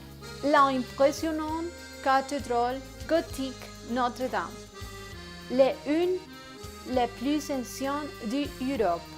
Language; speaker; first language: French; non-native, learner; Spanish